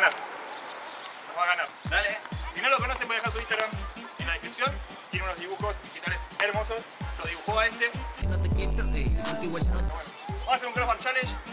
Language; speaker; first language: Spanish; native; Spanish